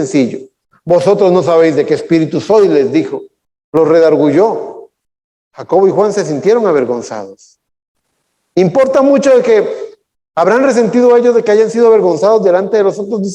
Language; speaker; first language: Spanish; native; Spanish